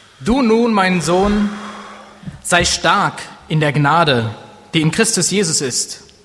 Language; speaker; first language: German; native; German